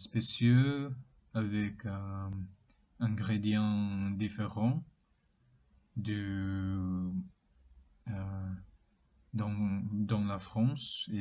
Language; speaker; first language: French; non-native, learner; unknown